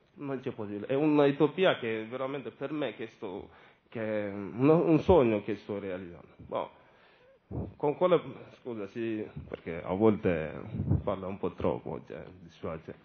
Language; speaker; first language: Italian; non-native, fluent; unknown